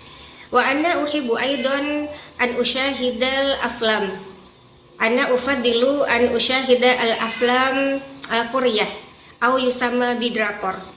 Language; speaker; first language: Arabic; non-native, learner; Indonesian